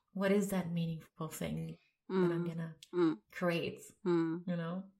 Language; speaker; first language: English; non-native, fluent; Swedish